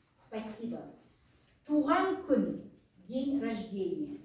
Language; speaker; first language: Russian; non-native, local second language; Kazakh